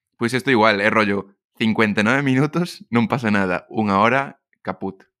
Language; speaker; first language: Galician; non-native, local second language; Spanish